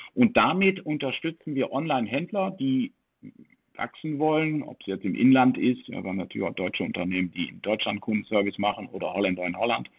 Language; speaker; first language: German; early bilingual, heritage; Dutch